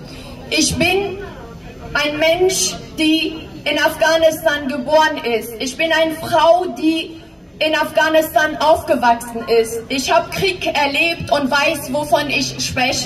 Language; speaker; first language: German; non-native, fluent; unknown